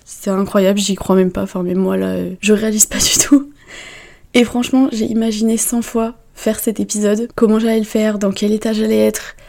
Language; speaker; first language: French; native; French